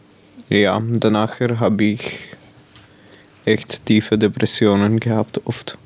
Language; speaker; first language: German; non-native, local second language; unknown